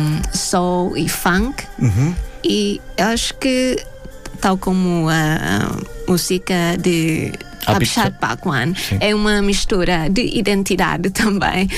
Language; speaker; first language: Portuguese; non-native, fluent; Thai